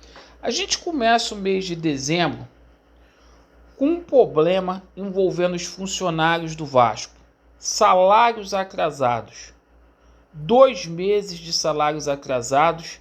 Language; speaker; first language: Portuguese; native; Portuguese